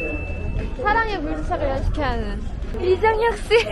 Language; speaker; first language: Korean; native; Korean